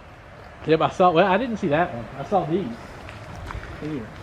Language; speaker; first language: English; native; English